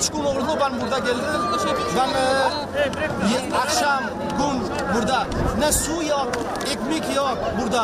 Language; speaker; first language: Turkish; non-native, learner; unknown